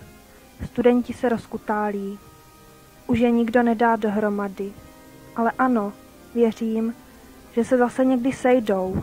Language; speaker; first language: Czech; native; Czech